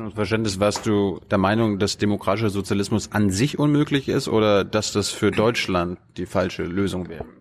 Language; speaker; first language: German; native; German